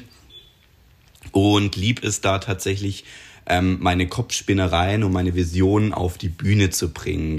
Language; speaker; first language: German; native; German